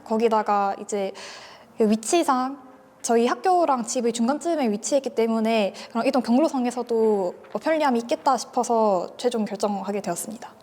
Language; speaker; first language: Korean; native; Korean